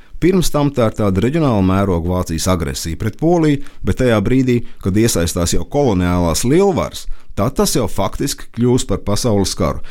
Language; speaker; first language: Latvian; native; Latvian